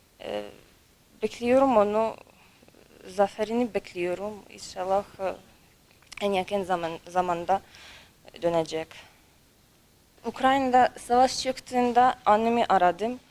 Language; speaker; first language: Turkish; non-native, fluent; Ukrainian